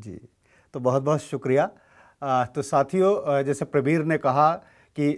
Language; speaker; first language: Hindi; native; Hindi